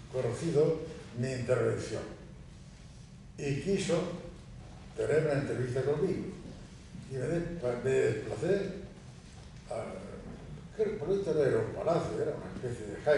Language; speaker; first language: Spanish; native; Spanish